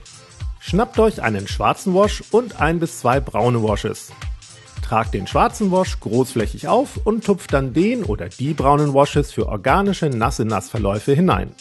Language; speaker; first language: German; native; German